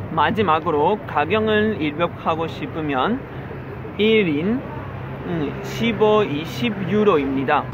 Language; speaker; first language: Korean; non-native, learner; Spanish